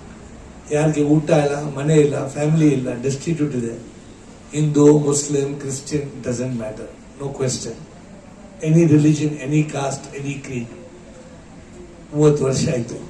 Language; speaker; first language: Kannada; non-native, local second language; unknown